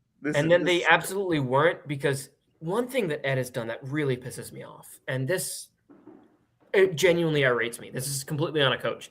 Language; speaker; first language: English; native; English